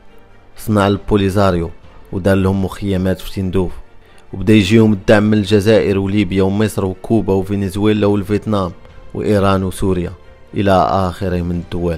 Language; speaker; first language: Arabic; native; Arabic